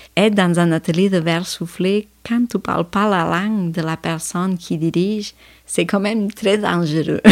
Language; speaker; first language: French; non-native, fluent; Spanish